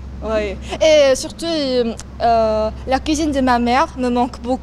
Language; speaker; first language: French; non-native, learner; Korean